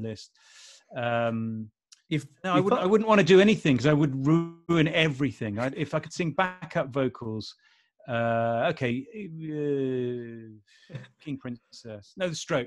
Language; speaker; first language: English; native; English